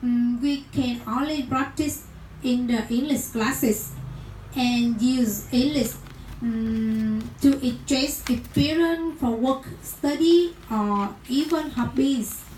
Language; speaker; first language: English; non-native, learner; Vietnamese